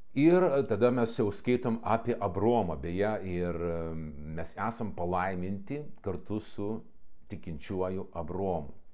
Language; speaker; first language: Lithuanian; non-native, local second language; Russian